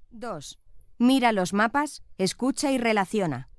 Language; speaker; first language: Spanish; non-native, fluent; Ukrainian